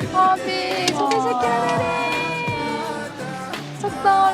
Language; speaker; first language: Turkish; non-native, learner; Korean